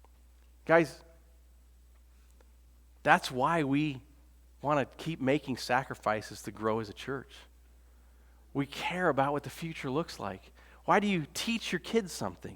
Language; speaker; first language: English; native; English